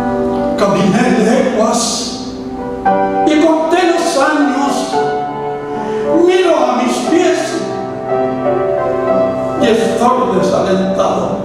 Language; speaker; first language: Spanish; native; Spanish